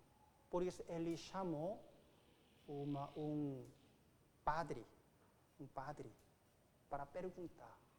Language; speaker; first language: Portuguese; non-native, fluent; Korean